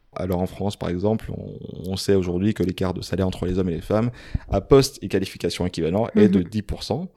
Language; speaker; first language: French; non-native, fluent; Swedish